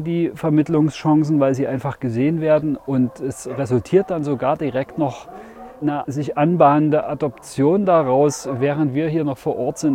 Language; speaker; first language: German; native; German